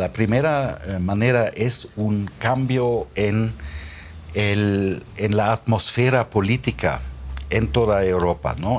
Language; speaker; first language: Spanish; non-native, fluent; German